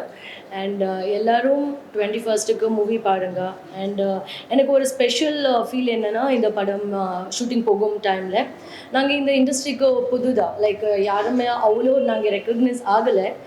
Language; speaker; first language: Tamil; non-native, learner; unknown